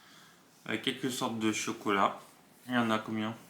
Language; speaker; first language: French; native; French